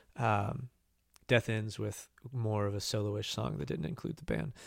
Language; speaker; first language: English; native; English